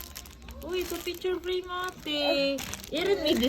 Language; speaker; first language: English; non-native, local second language; Filipino